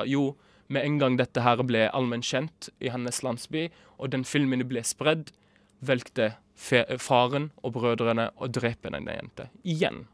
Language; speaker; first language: Norwegian; early bilingual, other home language; Arabic